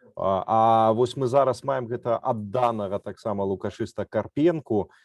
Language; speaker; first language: Belarusian; non-native, local second language; Russian